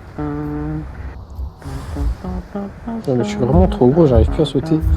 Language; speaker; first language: French; native; French